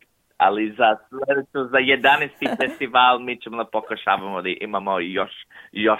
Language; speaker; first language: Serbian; early bilingual, heritage; English